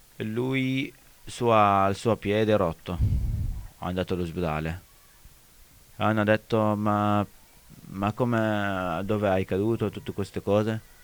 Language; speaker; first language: Italian; non-native, learner; Arabic